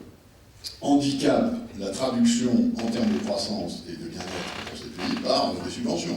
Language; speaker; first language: French; native; French